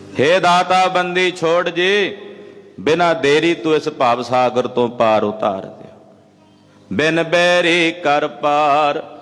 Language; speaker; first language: Punjabi; native; Punjabi